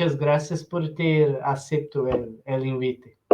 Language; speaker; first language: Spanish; non-native, learner; Portuguese